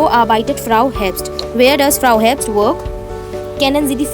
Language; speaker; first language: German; non-native, fluent; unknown